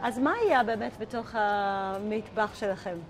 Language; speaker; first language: Hebrew; native; Hebrew